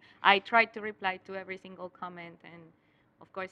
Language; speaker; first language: English; non-native, fluent; Spanish